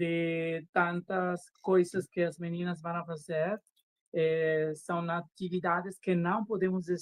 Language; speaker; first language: Portuguese; non-native, learner; Spanish